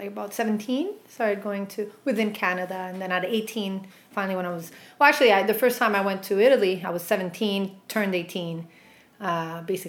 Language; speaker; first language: English; native; English